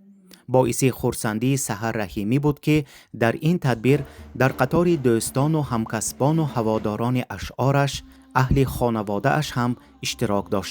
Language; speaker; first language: Persian; native; Persian